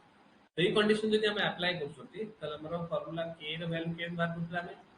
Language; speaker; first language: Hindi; non-native, local second language; Odia